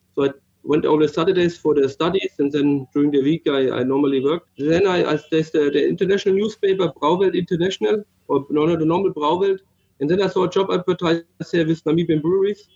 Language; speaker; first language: English; non-native, fluent; German